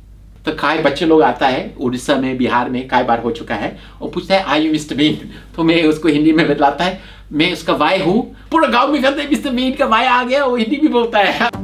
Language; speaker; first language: Hindi; non-native, fluent; English